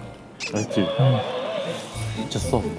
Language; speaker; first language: Korean; native; Korean